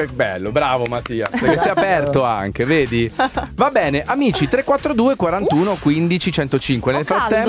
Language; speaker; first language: Italian; native; Italian